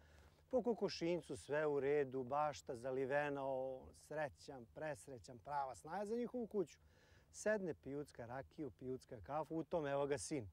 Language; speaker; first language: Croatian; native; Croatian